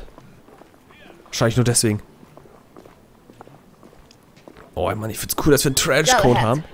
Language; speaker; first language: German; native; German